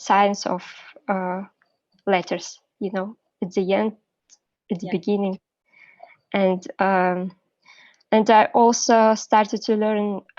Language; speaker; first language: English; non-native, learner; Russian